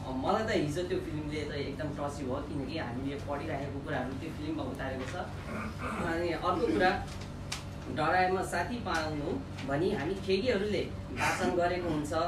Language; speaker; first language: Nepali; non-native, local second language; Gurung